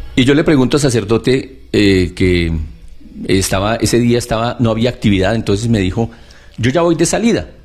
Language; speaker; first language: Spanish; native; Spanish